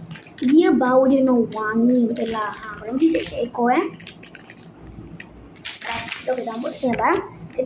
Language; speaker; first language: Malay; native; Malay